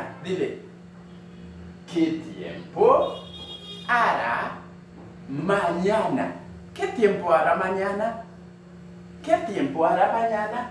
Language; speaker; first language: Spanish; non-native, learner; Haitian Creole